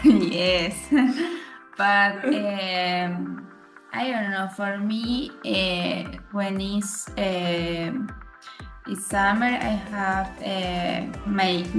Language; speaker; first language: English; non-native, learner; Spanish